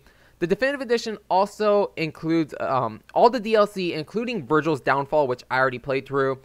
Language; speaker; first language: English; native; English